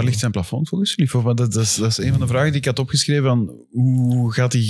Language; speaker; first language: Dutch; native; Dutch